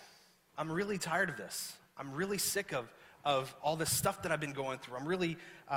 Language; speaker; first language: English; native; English